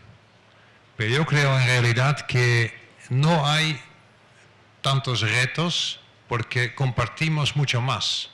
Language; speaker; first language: Spanish; non-native, fluent; Dutch